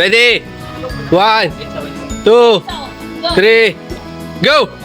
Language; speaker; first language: English; non-native, local second language; Filipino